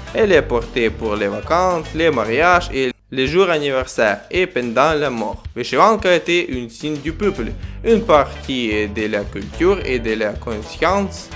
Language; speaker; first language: French; non-native, learner; Ukrainian